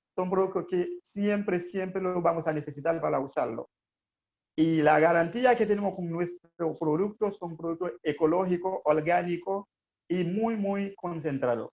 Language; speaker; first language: Spanish; non-native, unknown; Haitian Creole